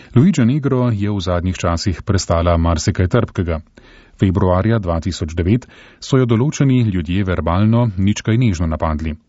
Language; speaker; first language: Slovenian; native; Slovenian